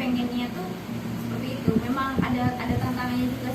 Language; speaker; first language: Indonesian; native; Indonesian